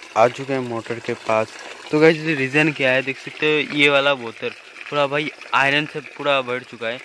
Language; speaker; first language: Hindi; non-native, local second language; Bangla